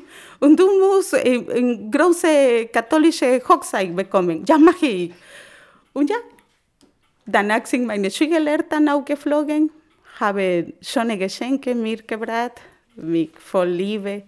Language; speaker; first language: German; non-native, learner; Spanish